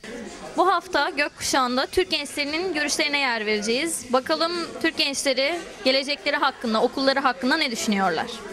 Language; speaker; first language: Turkish; native; Turkish